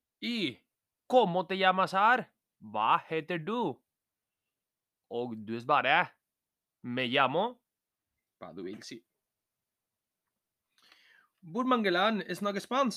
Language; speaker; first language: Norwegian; non-native, learner; Spanish